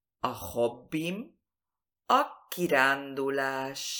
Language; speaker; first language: Hungarian; early bilingual, heritage; Spanish